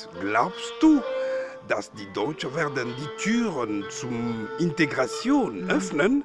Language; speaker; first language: German; non-native, fluent; Lingala